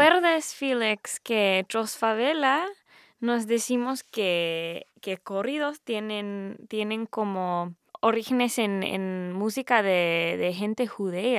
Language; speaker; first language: Spanish; early bilingual, heritage; English